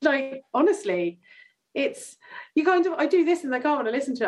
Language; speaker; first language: English; native; English